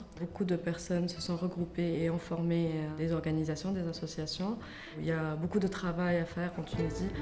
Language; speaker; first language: French; non-native, local second language; Arabic